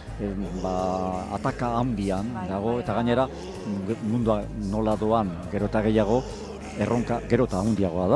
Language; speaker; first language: Basque; native; Basque